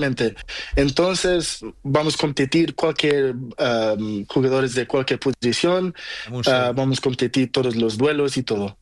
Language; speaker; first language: Spanish; non-native, learner; Portuguese